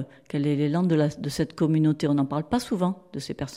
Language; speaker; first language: French; native; French